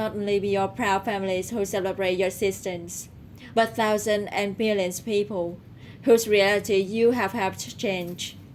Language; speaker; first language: English; non-native, learner; Vietnamese